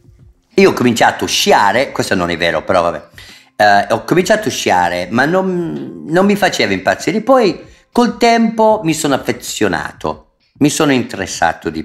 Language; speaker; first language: Italian; non-native, fluent; English